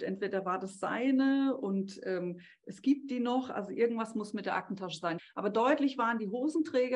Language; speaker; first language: German; native; German